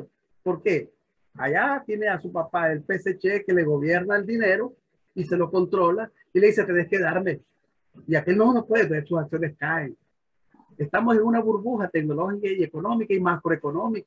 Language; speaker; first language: Spanish; native; Spanish